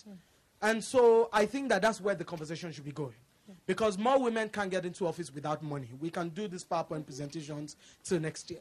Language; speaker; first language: English; non-native, local second language; Yoruba